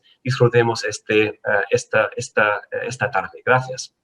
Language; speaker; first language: Spanish; non-native, fluent; German